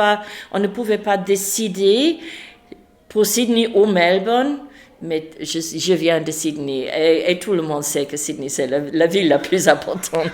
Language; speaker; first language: French; non-native, fluent; English